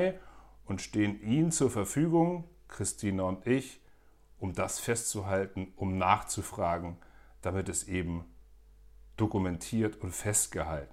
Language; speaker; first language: German; native; German